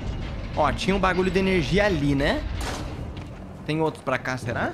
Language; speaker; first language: Portuguese; native; Portuguese